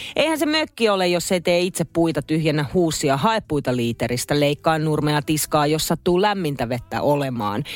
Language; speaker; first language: Finnish; native; Finnish